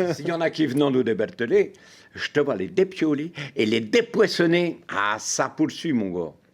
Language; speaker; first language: French; native; French